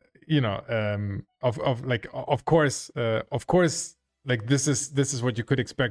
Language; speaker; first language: English; non-native, fluent; German